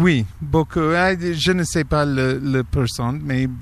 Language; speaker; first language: French; non-native, learner; English